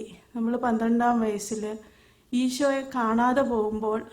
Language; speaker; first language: Malayalam; native; Malayalam